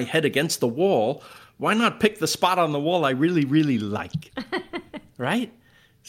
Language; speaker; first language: English; native; English